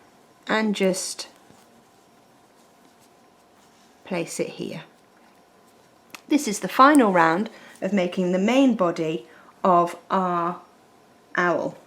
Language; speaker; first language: English; native; English